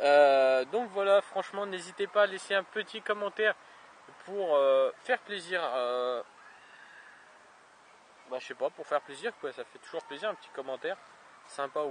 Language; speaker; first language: French; native; French